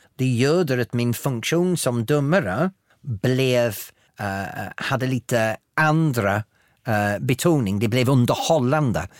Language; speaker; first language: Swedish; non-native, fluent; English